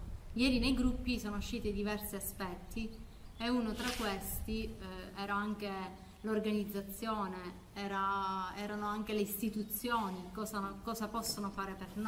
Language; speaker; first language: Italian; native; Italian